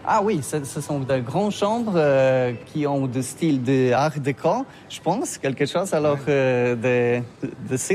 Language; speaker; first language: French; non-native, learner; Polish